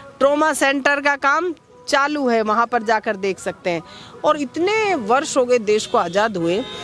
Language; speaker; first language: Hindi; native; Hindi